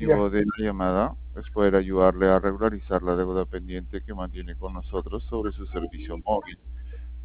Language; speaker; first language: Spanish; native; Spanish